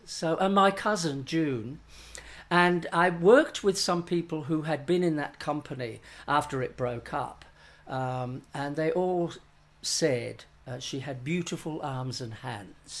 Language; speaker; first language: English; native; English